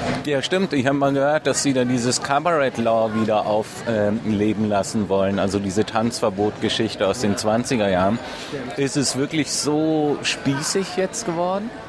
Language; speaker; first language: German; native; German